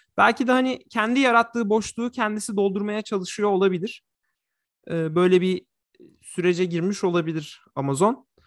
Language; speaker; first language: Turkish; native; Turkish